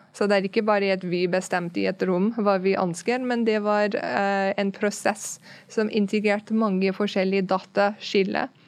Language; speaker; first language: Norwegian; non-native, fluent; English